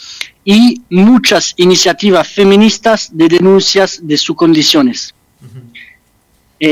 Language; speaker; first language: Spanish; non-native, fluent; French